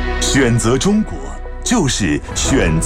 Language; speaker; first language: Chinese; native; Chinese